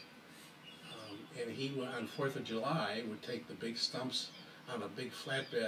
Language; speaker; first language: English; native; English